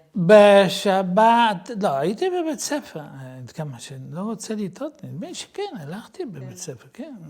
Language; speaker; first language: Hebrew; non-native, fluent; Italian